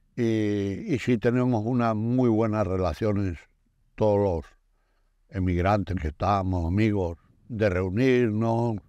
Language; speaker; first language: Spanish; native; Spanish